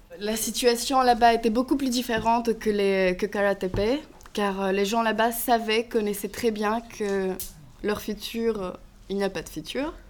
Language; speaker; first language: French; non-native, fluent; Greek